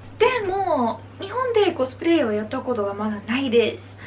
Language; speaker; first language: Japanese; non-native, learner; Dutch